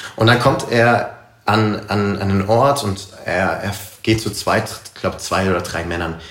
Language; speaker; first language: German; native; German